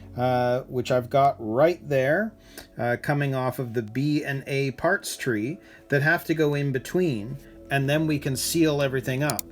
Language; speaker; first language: English; native; English